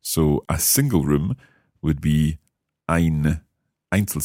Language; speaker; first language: German; non-native, learner; English